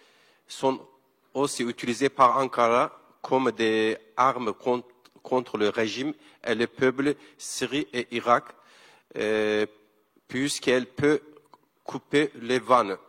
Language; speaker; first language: French; non-native, learner; Kurdish